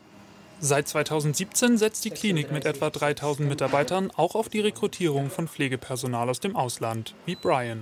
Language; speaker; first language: German; native; German